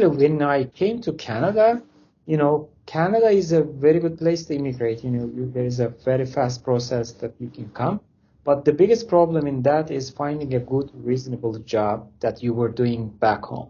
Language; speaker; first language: English; non-native, fluent; Turkish